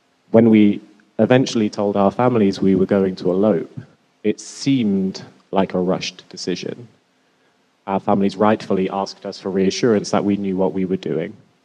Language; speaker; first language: English; native; English